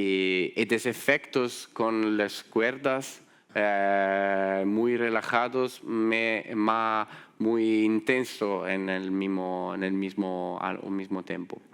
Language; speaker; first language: Spanish; non-native, fluent; Italian